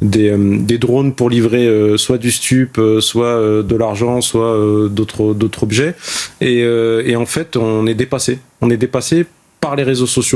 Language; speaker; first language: French; native; French